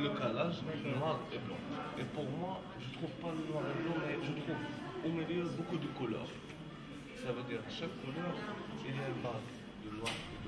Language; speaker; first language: French; non-native, local second language; Arabic